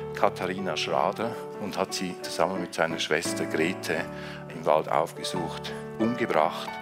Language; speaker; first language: German; native; German